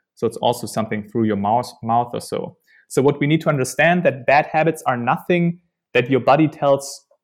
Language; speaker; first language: English; non-native, fluent; German